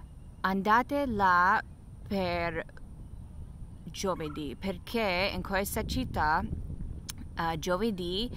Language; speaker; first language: Italian; non-native, fluent; English